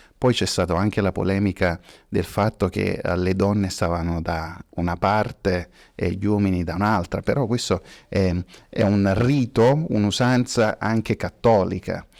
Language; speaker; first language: Italian; early bilingual, other home language; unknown